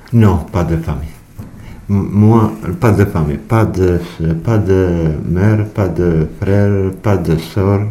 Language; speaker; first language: French; non-native, learner; Albanian